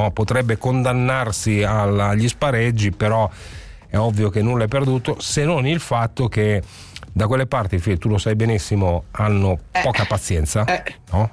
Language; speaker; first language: Italian; native; Italian